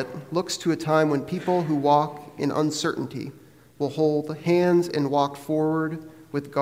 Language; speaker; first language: English; native; English